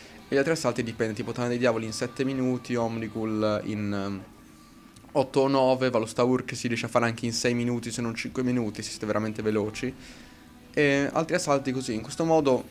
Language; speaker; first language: Italian; native; Italian